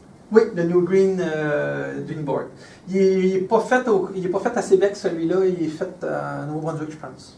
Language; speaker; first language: French; native; French